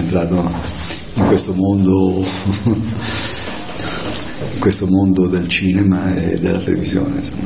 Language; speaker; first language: Italian; native; Italian